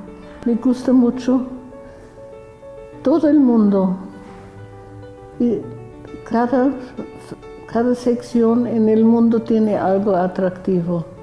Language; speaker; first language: Spanish; non-native, learner; German